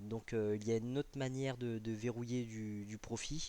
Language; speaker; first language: French; native; French